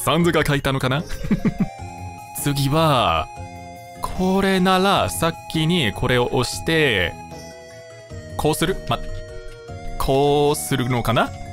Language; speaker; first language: Japanese; non-native, fluent; English